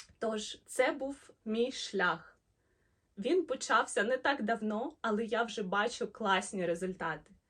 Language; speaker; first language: Ukrainian; non-native, local second language; Russian